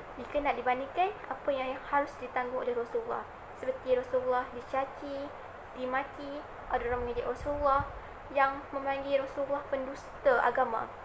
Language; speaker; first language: Malay; native; Malay